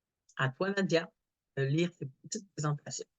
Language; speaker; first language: French; native; French